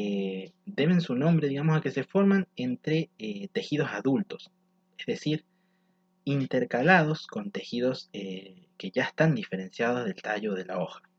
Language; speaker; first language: Spanish; native; Spanish